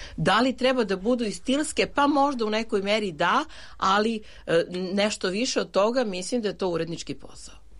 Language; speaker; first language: Serbian; native; Serbian